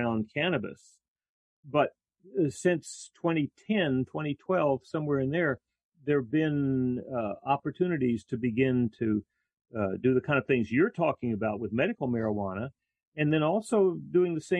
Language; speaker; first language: English; native; English